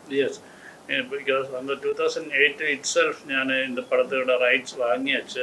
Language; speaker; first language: Tamil; non-native, learner; Malayalam